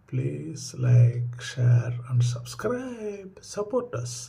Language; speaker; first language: English; non-native, local second language; Tamil